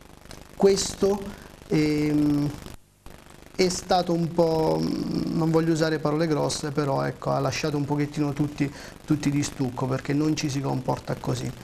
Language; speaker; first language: Italian; native; Italian